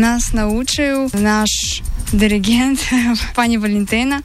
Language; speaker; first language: Polish; non-native, learner; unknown